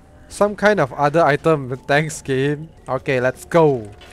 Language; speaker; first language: English; non-native, local second language; Chinese